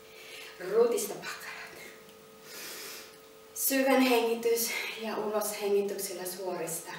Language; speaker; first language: Finnish; non-native, learner; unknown